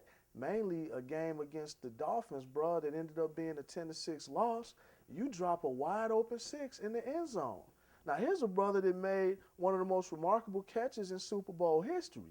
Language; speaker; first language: English; native; English